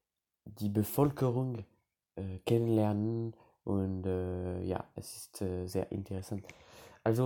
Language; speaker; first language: German; non-native, learner; French